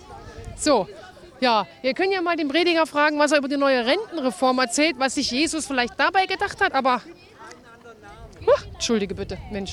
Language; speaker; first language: German; native; German